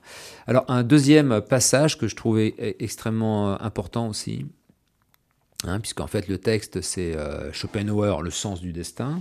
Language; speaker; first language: French; native; French